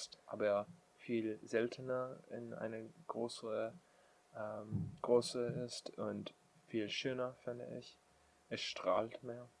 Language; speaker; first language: German; non-native, learner; English